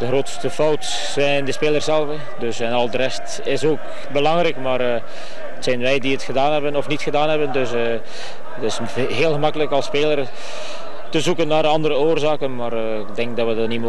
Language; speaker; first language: Dutch; native; Dutch